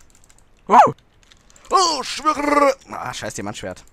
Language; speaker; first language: German; native; German